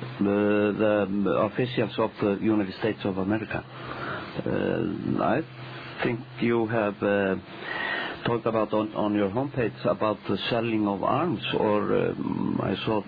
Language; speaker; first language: English; non-native, fluent; Icelandic